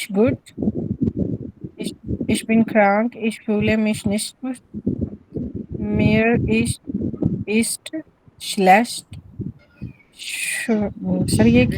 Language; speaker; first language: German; non-native, learner; Urdu